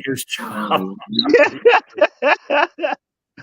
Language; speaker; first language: English; native; English